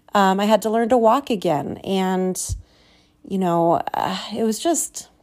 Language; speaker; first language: English; native; English